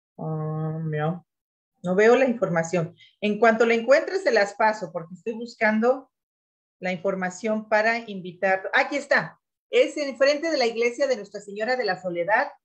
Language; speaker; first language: Spanish; native; Spanish